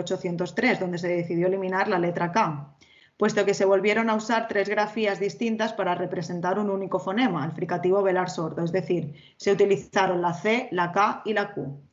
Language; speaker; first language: Spanish; native; Spanish